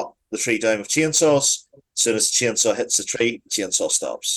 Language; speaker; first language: English; native; English